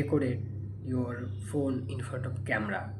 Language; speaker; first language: English; non-native, learner; Bangla